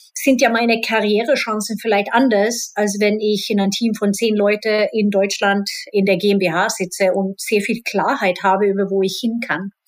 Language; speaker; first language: German; non-native, fluent; Swedish